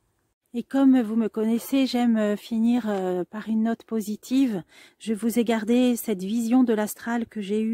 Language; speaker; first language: French; native; French